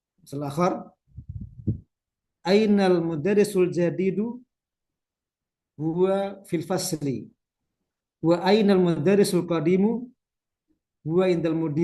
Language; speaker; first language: Arabic; non-native, fluent; Indonesian